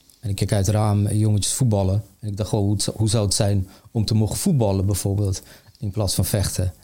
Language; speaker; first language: Dutch; early bilingual, other home language; Armenian